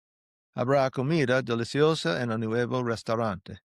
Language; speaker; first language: Spanish; non-native, fluent; English